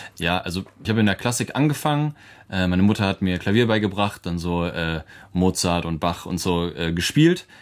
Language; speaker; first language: German; native; German